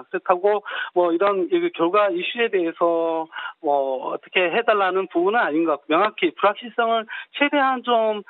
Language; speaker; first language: Korean; native; Korean